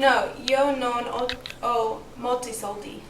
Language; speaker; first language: Italian; non-native, learner; English